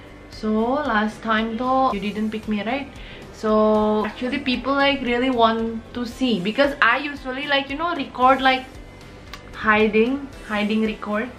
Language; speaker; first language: English; non-native, fluent; Indonesian